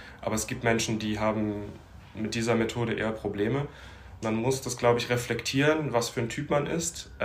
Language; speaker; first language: German; native; German